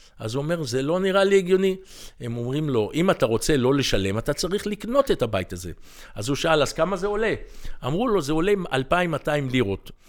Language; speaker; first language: Hebrew; native; Hebrew